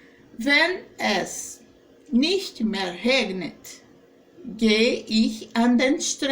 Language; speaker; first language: German; non-native, fluent; Portuguese